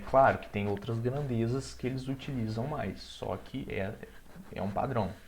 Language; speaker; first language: Portuguese; native; Portuguese